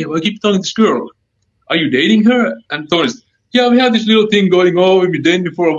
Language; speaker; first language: English; non-native, fluent; Finnish